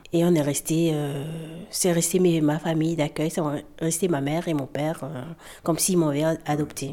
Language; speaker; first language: French; native; French